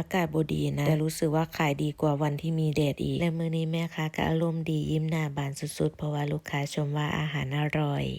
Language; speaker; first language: Thai; non-native, local second language; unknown